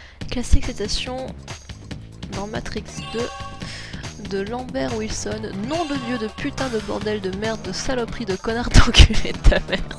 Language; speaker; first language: French; native; French